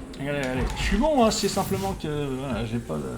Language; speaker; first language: French; native; French